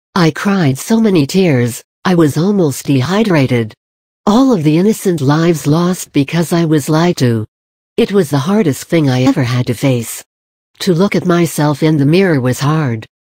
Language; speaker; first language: English; native; English